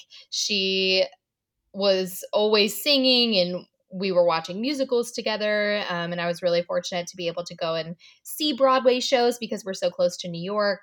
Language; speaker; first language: English; native; English